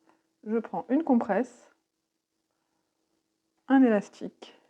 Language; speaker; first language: French; native; French